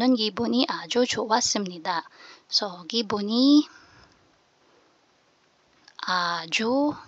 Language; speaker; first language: Korean; non-native, fluent; Filipino